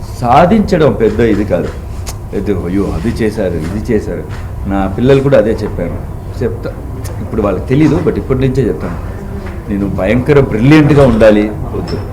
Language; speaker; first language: Telugu; non-native, learner; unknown